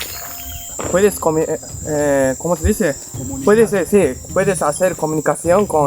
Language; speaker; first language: Spanish; non-native, learner; Japanese